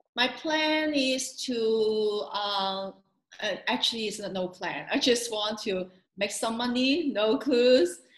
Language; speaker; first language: English; non-native, local second language; Cantonese